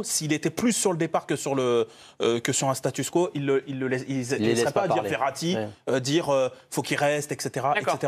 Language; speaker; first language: French; native; French